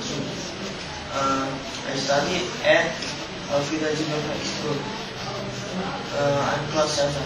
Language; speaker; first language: English; non-native, learner; Indonesian